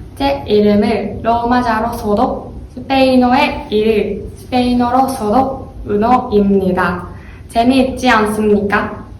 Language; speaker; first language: Korean; non-native, learner; Japanese